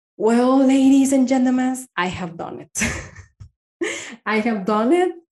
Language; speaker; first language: English; non-native, fluent; Spanish